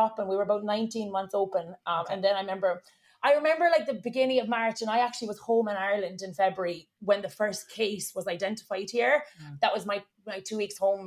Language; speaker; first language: English; native; English